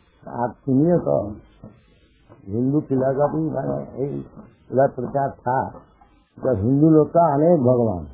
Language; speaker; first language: Hindi; non-native, local second language; Bangla